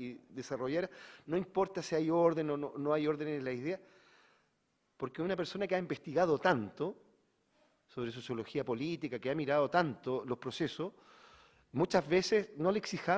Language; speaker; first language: Spanish; native; Spanish